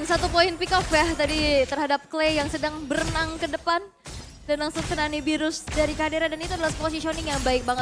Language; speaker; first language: Indonesian; native; Indonesian